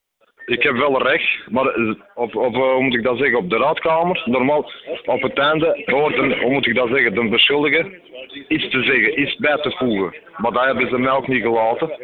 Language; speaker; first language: Dutch; non-native, fluent; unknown